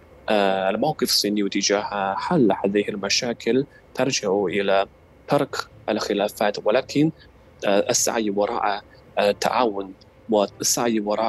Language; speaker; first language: Arabic; non-native, fluent; Chinese